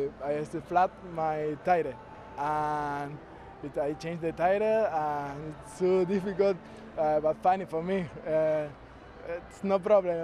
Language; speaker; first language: English; non-native, learner; Spanish